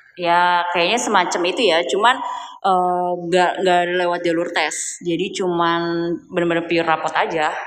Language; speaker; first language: Indonesian; native; Indonesian